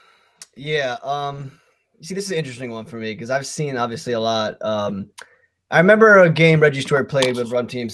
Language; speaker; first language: English; native; English